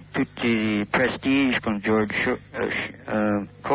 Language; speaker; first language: Italian; non-native, learner; English